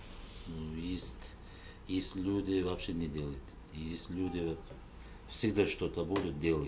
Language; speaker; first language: Russian; non-native, local second language; Uzbek